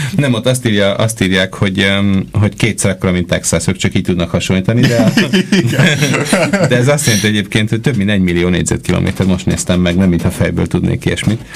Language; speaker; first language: Hungarian; native; Hungarian